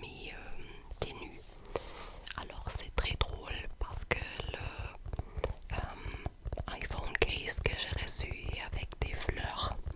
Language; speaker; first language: French; non-native, learner; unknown